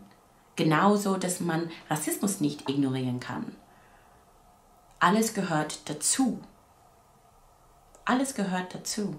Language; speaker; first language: German; non-native, fluent; English